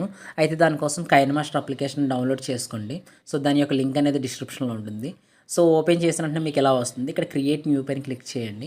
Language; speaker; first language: Telugu; native; Telugu